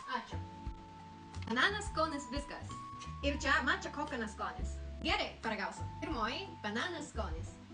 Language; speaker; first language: Lithuanian; non-native, learner; Japanese